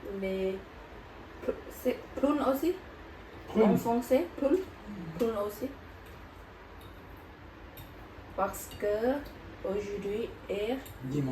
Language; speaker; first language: French; non-native, learner; Thai